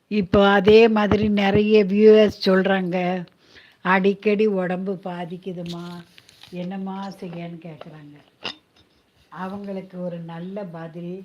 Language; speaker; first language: Tamil; native; Tamil